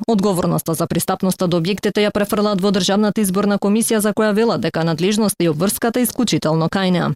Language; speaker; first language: Macedonian; native; Macedonian